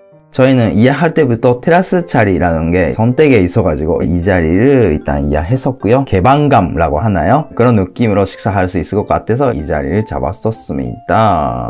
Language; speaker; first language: Korean; non-native, fluent; Japanese